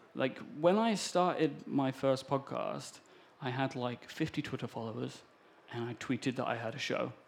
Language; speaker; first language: English; native; English